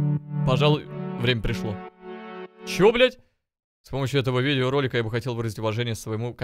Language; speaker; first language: Russian; native; Russian